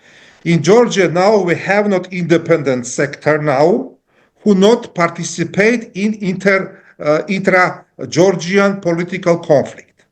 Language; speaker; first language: English; non-native, learner; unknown